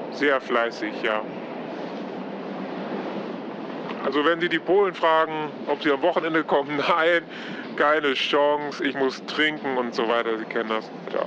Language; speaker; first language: German; non-native, fluent; Polish